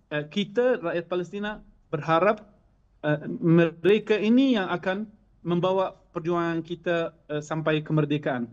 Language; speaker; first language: Indonesian; non-native, fluent; Arabic